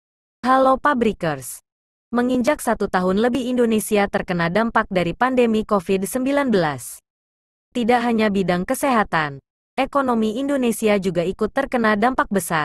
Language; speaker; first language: Indonesian; native; Indonesian